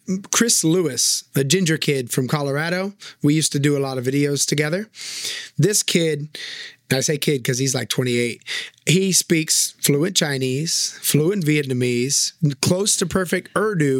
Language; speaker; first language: English; native; English